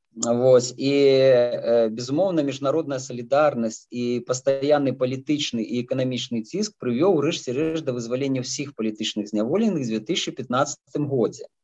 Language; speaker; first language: Belarusian; native; Belarusian